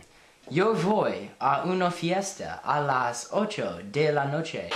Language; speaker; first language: Spanish; non-native, learner; English